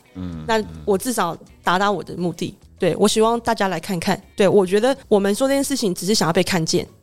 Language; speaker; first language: Chinese; native; Chinese